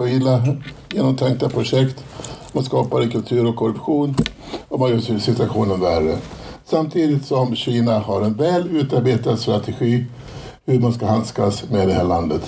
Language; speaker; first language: Swedish; native; Swedish